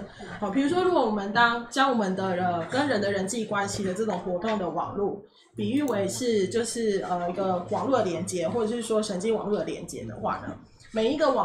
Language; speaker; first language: Chinese; native; Chinese